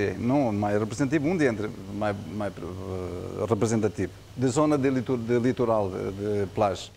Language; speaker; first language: Romanian; non-native, learner; Portuguese